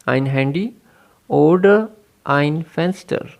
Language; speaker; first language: German; non-native, fluent; Urdu